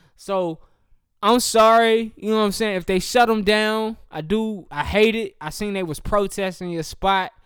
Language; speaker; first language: English; native; English